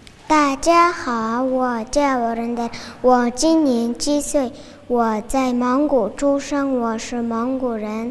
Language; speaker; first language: Chinese; non-native, learner; Mongolian